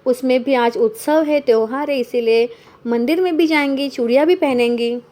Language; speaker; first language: Hindi; non-native, local second language; Marathi